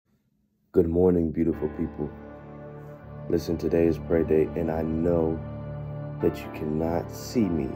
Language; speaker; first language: English; native; English